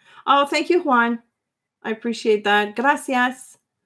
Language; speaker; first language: English; non-native, fluent; French